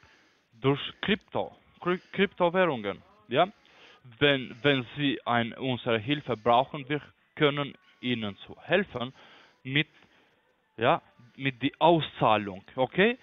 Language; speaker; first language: German; non-native, learner; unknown